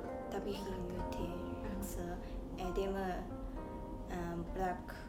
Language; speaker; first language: Kazakh; non-native, learner; Chinese